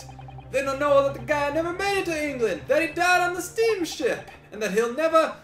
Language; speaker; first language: English; native; English